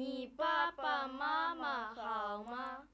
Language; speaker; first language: Chinese; non-native, learner; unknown